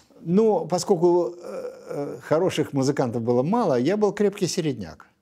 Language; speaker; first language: Russian; native; Russian